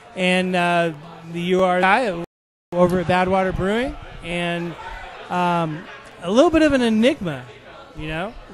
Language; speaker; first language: English; native; English